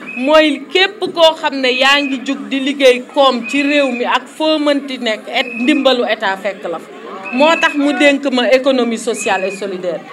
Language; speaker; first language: Wolof; native; Wolof